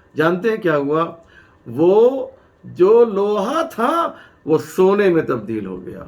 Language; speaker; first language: Urdu; native; Urdu